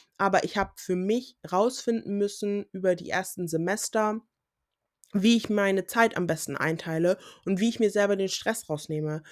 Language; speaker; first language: German; native; German